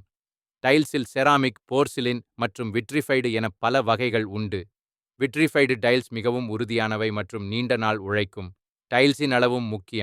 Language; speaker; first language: Tamil; native; Tamil